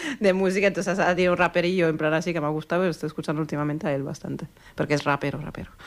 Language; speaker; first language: Spanish; non-native, fluent; Italian